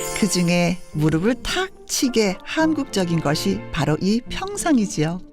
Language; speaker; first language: Korean; native; Korean